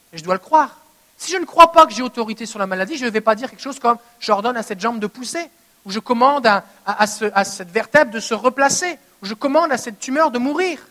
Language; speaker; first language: French; native; French